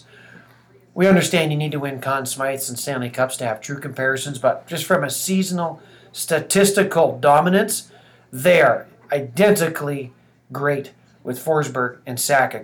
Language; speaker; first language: English; native; English